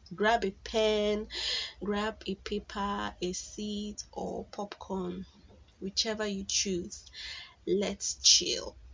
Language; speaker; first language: English; non-native, local second language; Igbo